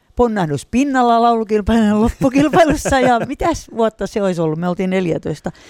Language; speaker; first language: Finnish; native; Finnish